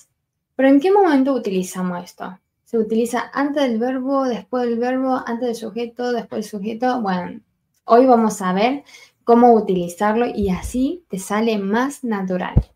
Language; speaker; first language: Spanish; non-native, fluent; Chinese